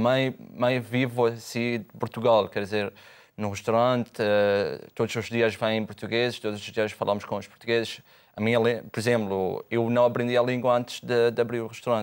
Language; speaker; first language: Portuguese; non-native, fluent; Arabic